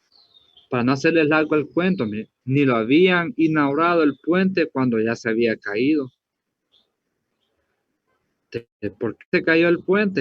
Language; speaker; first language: Spanish; native; Spanish